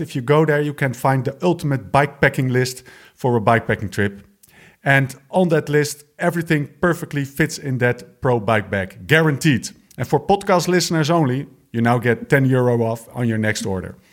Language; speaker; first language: English; non-native, fluent; Dutch